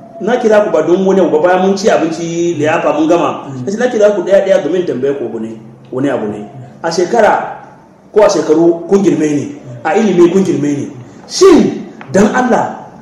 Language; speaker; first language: Hausa; non-native, local second language; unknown